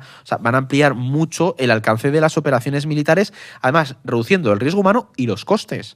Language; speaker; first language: Spanish; native; Spanish